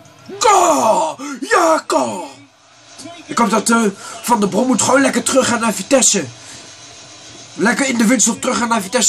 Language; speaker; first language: Dutch; native; Dutch